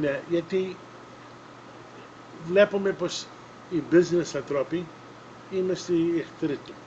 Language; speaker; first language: Greek; early bilingual, other home language; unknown